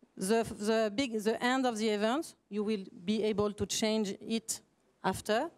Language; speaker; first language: English; non-native, fluent; French